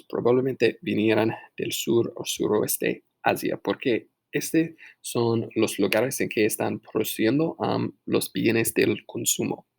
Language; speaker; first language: Spanish; non-native, fluent; English